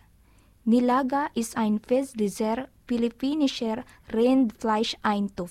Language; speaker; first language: German; non-native, learner; Filipino